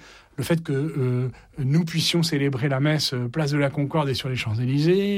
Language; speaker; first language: French; native; French